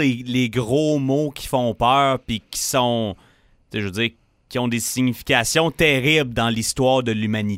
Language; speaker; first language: French; native; French